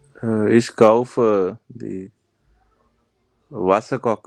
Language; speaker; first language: German; non-native, learner; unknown